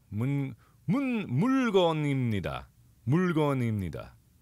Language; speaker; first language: Korean; non-native, learner; English